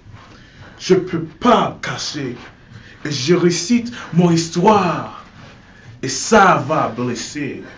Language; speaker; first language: French; non-native, learner; English